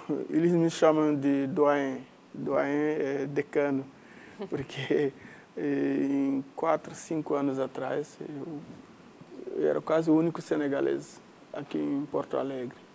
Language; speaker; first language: Portuguese; non-native, fluent; Wolof